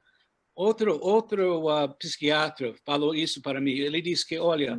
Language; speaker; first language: Portuguese; non-native, fluent; English